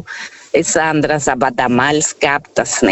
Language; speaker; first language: German; non-native, fluent; Portuguese